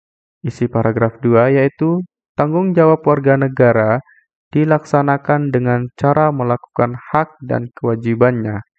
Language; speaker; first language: Indonesian; native; Indonesian